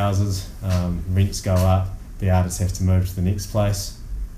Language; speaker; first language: English; native; English